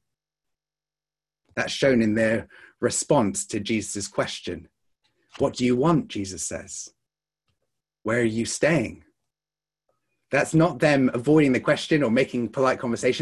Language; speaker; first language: English; native; English